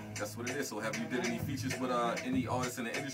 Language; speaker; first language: English; native; English